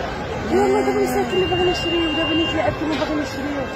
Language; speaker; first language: Arabic; native; Arabic